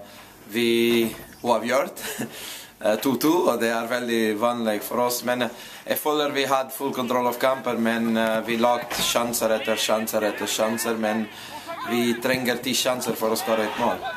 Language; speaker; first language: Norwegian; non-native, fluent; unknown